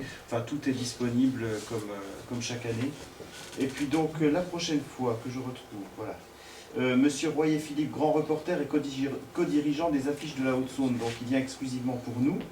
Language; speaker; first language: French; native; French